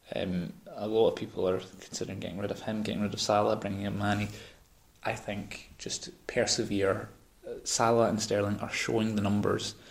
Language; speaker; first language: English; native; English